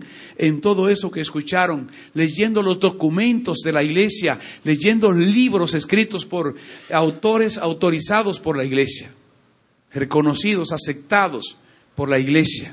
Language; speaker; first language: Spanish; native; Spanish